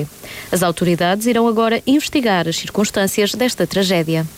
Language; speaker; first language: Portuguese; native; Portuguese